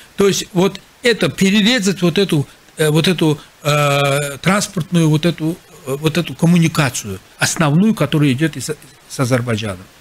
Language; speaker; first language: Russian; non-native, local second language; Azerbaijani